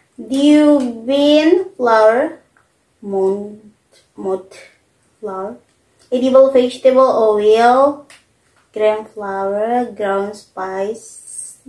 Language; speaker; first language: English; non-native, learner; Indonesian